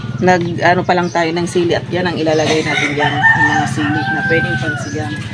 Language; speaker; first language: Filipino; non-native, local second language; Bikol